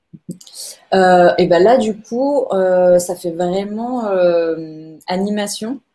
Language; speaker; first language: French; native; French